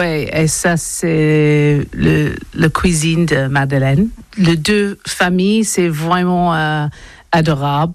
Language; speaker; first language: French; non-native, learner; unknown